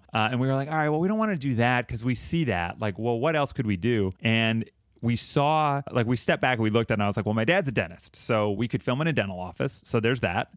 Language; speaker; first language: English; native; English